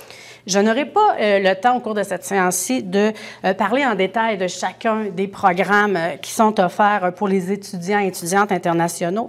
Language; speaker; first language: French; native; French